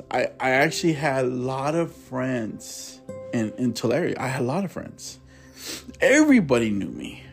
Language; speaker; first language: English; native; English